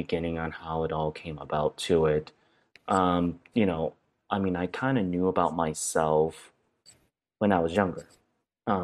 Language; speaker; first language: English; early bilingual, other home language; Cantonese